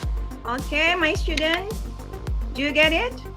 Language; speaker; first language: English; non-native, fluent; Indonesian